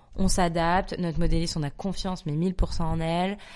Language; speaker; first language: French; native; French